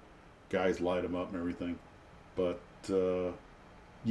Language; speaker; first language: English; native; English